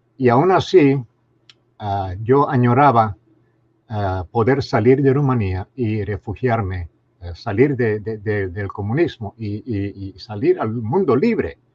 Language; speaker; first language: Spanish; non-native, fluent; Romanian